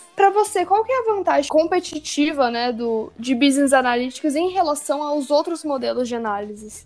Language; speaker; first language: Portuguese; native; Portuguese